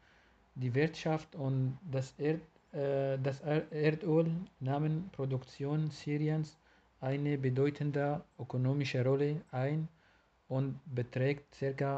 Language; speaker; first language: German; non-native, learner; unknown